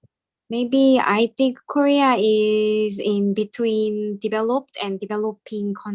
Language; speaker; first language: English; non-native, learner; Korean